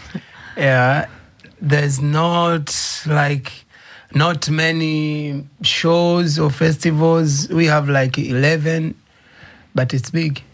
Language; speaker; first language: English; non-native, fluent; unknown